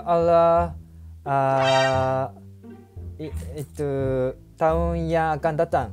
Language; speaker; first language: Indonesian; non-native, learner; Japanese